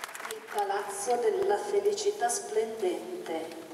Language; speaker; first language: Italian; native; Italian